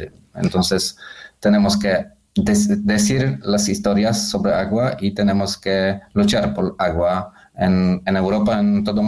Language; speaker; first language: Spanish; non-native, learner; Polish